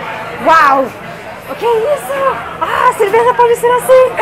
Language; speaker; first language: Portuguese; non-native, fluent; Russian